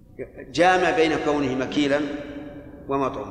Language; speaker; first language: Arabic; native; Arabic